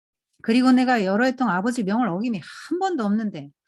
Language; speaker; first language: Korean; native; Korean